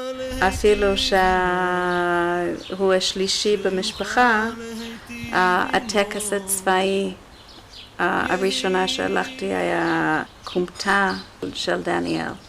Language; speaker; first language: Hebrew; non-native, fluent; English